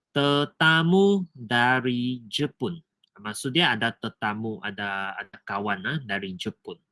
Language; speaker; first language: Malay; non-native, local second language; Chinese